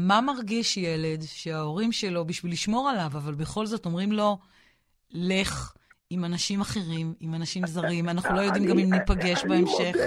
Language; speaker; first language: Hebrew; native; Hebrew